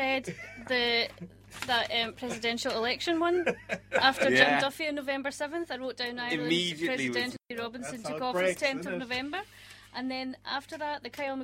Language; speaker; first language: English; native; English